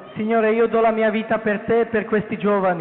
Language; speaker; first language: Italian; non-native, fluent; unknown